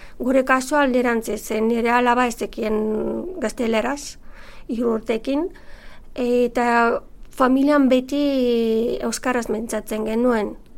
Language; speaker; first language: Basque; non-native, fluent; Bulgarian